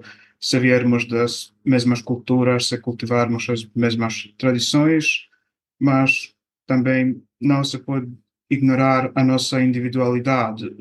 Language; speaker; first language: Portuguese; non-native, fluent; Bosnian